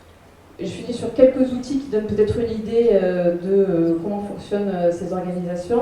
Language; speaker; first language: French; native; French